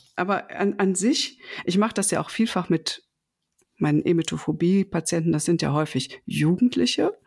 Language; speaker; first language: German; native; German